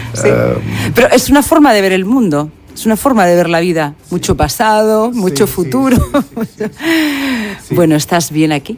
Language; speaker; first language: Spanish; native; Spanish